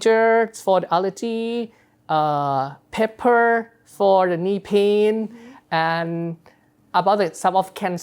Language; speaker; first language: English; non-native, learner; Thai